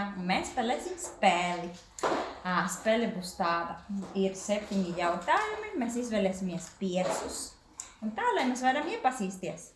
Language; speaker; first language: Latvian; non-native, fluent; Spanish